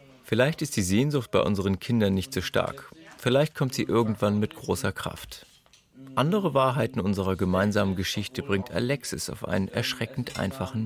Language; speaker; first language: German; native; German